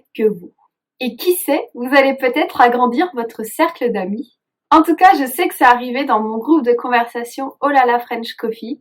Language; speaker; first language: French; native; French